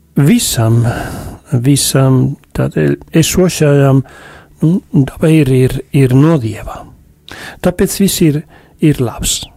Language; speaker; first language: Latvian; non-native, fluent; Spanish